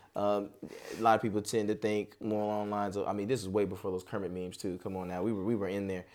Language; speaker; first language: English; native; English